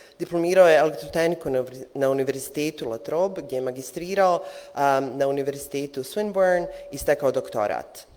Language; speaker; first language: Bosnian; native; Bosnian